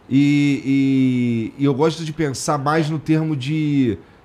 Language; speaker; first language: Portuguese; native; Portuguese